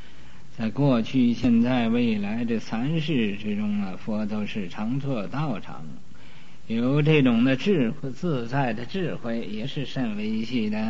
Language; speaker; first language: Chinese; native; Chinese